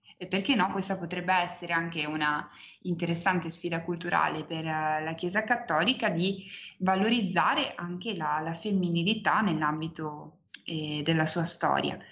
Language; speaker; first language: Italian; native; Italian